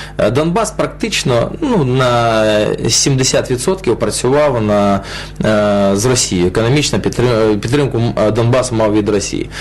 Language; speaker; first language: Ukrainian; non-native, local second language; Russian